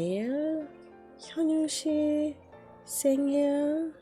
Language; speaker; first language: Korean; non-native, learner; English